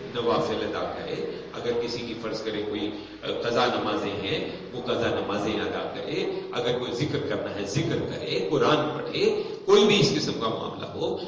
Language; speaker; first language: Urdu; non-native, local second language; Punjabi